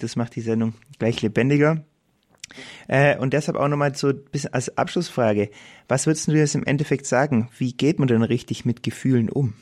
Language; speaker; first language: German; native; German